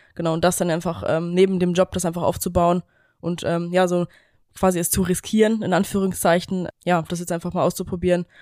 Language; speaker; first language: German; native; German